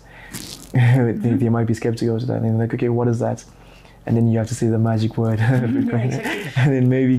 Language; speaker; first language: English; non-native, local second language; Shona